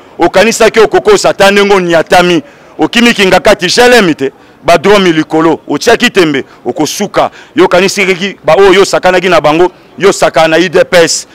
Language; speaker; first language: Lingala; native; Lingala